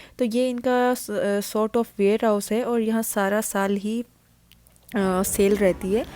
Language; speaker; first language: Urdu; native; Urdu